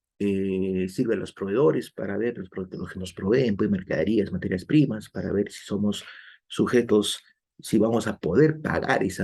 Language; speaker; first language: Spanish; native; Spanish